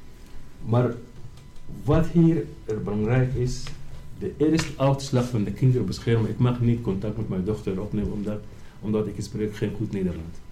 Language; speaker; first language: Dutch; non-native, learner; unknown